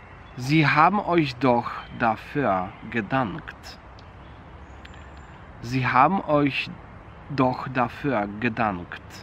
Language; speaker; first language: German; non-native, fluent; Polish